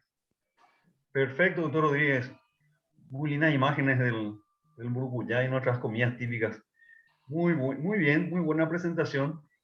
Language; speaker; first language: Spanish; native; Spanish